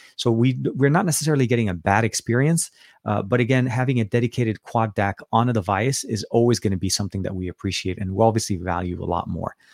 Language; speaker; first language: English; non-native, fluent; Arabic